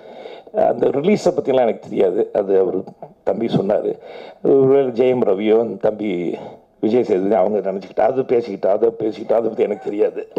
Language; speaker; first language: Tamil; native; Tamil